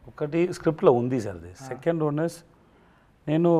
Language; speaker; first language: Telugu; non-native, learner; Tamil